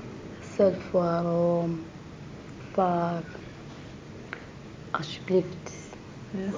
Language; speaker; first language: Dutch; non-native, learner; Arabic